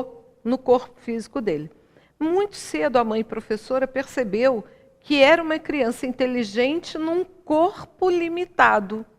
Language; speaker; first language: Portuguese; native; Portuguese